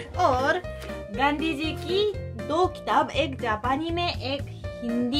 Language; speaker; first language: Hindi; non-native, fluent; Japanese